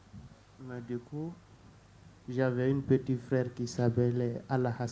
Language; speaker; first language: French; non-native, learner; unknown